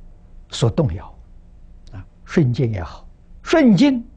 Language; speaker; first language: Chinese; native; Chinese